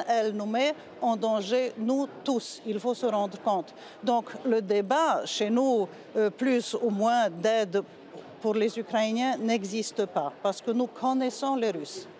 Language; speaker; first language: French; non-native, fluent; Polish